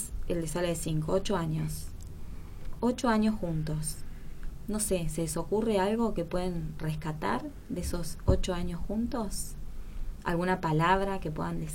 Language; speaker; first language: Spanish; native; Spanish